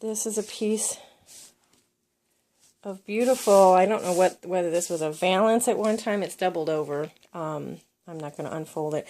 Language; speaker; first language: English; native; English